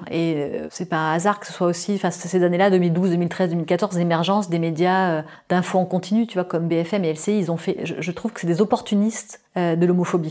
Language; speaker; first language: French; native; French